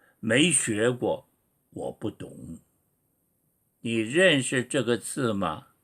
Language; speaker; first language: Chinese; non-native, fluent; Korean